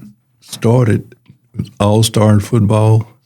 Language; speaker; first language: English; native; English